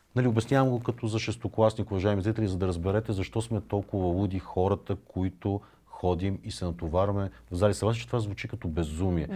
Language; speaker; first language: Bulgarian; native; Bulgarian